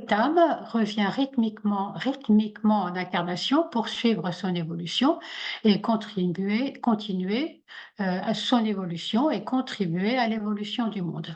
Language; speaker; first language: French; native; French